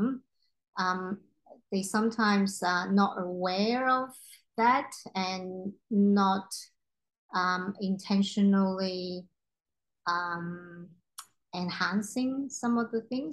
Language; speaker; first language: English; non-native, local second language; Cantonese